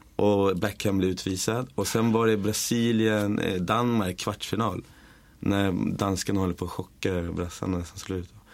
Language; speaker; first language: Swedish; native; Swedish